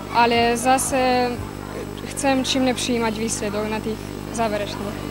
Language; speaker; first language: Slovak; native; Slovak